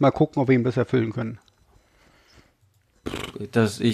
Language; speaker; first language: German; native; German